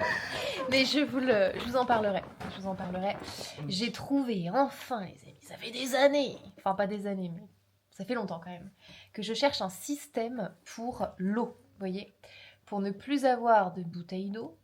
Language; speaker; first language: French; native; French